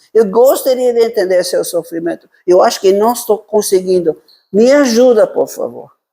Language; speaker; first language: Portuguese; non-native, fluent; Italian